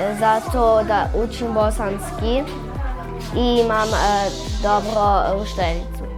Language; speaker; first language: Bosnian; early bilingual, heritage; Bosnian